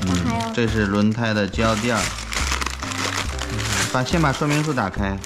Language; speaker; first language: Chinese; native; Chinese